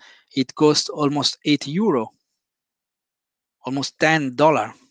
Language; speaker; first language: English; non-native, fluent; Italian